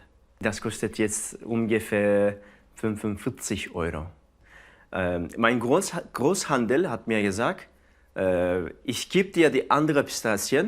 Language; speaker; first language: German; non-native, learner; Turkish